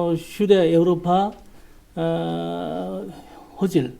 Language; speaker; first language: Czech; non-native, learner; Korean